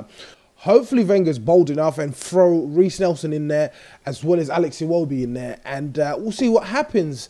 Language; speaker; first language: English; native; English